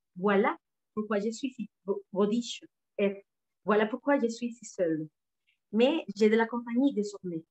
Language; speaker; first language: French; non-native, learner; Spanish